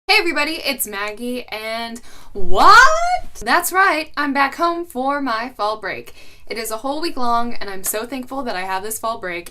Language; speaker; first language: English; native; English